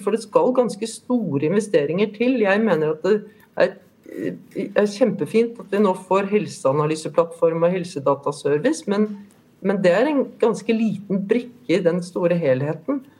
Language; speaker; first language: Norwegian; native; Norwegian